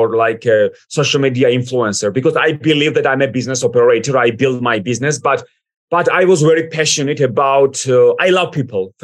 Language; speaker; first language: English; non-native, fluent; Georgian